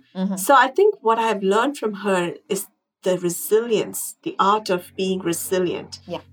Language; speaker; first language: English; non-native, local second language; Tamil